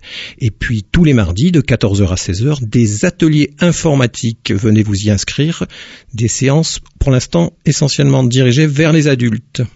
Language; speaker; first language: French; native; French